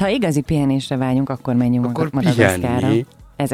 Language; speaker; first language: Hungarian; native; Hungarian